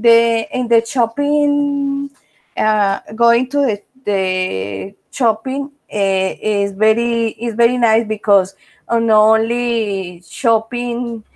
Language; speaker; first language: English; non-native, learner; Spanish